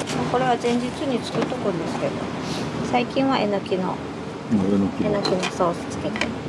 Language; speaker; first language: Japanese; native; Japanese